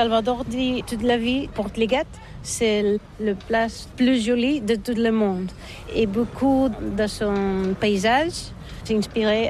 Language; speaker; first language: French; non-native, fluent; Catalan